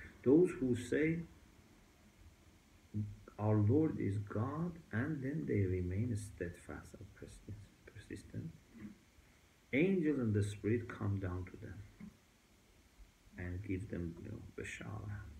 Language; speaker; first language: English; non-native, fluent; Persian